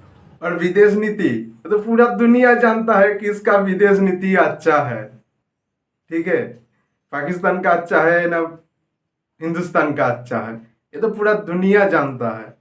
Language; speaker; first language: Hindi; non-native, local second language; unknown